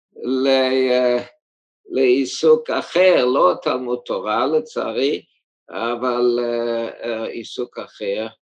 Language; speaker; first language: Hebrew; early bilingual, heritage; German